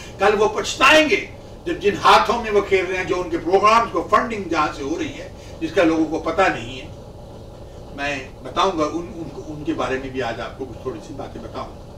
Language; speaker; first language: Urdu; native; Urdu